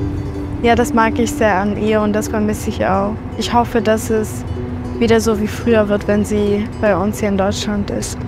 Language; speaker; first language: German; early bilingual, other home language; Kurdish